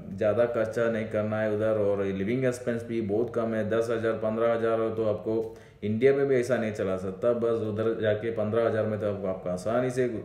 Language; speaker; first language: Hindi; non-native, local second language; Malayalam